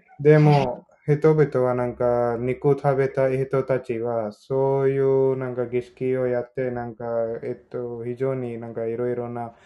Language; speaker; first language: Japanese; non-native, learner; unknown